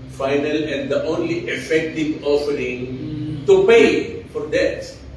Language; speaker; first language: English; non-native, local second language; Filipino